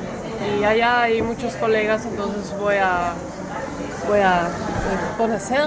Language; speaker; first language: Spanish; non-native, fluent; Dutch